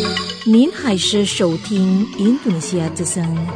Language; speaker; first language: Chinese; non-native, learner; Indonesian